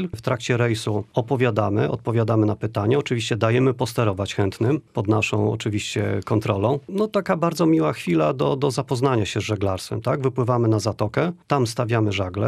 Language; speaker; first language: Polish; native; Polish